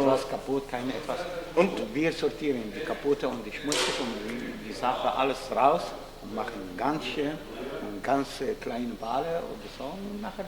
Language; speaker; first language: German; non-native, learner; Arabic